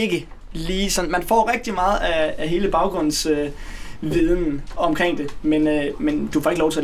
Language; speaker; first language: Danish; native; Danish